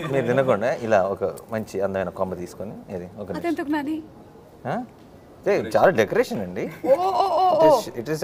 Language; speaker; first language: Telugu; native; Telugu